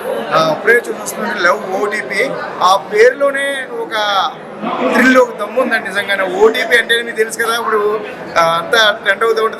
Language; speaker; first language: Telugu; native; Telugu